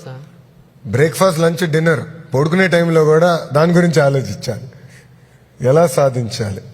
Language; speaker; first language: Telugu; native; Telugu